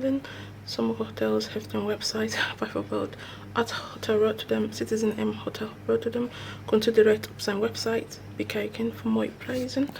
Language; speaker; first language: Dutch; non-native, learner; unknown